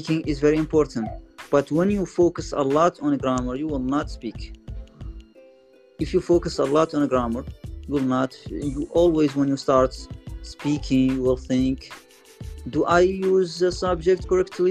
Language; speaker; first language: English; non-native, fluent; Arabic